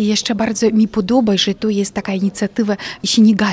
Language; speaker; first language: Polish; non-native, fluent; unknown